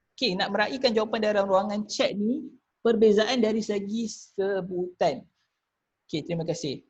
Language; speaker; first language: Malay; native; Malay